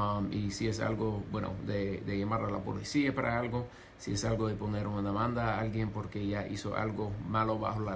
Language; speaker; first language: Spanish; non-native, fluent; English